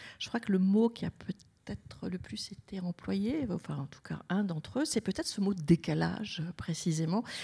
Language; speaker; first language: French; native; French